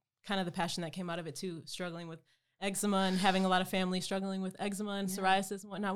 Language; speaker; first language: English; native; English